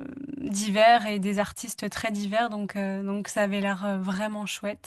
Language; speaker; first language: French; native; French